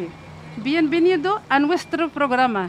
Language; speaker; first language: Spanish; non-native, fluent; Arabic